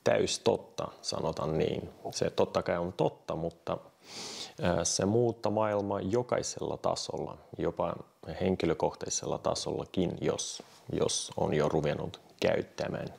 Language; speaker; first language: Finnish; non-native, fluent; Russian